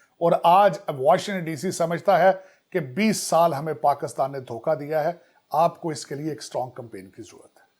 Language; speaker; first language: Urdu; non-native, local second language; Punjabi